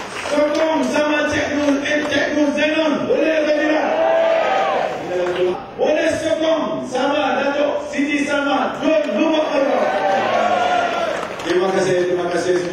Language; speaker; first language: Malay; non-native, local second language; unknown